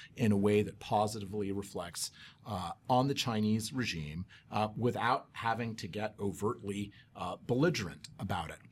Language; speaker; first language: English; native; English